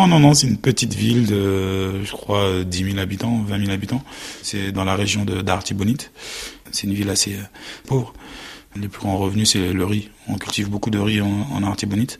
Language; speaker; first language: French; early bilingual, other home language; Haitian Creole